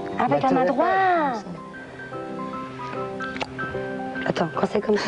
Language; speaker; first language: French; native; French